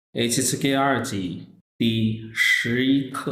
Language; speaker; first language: Chinese; non-native, fluent; Urdu